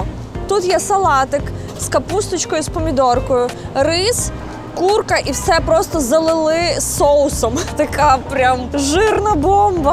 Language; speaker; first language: Ukrainian; native; Ukrainian